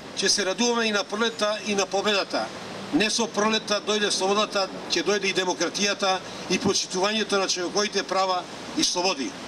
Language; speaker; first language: Macedonian; non-native, local second language; Romany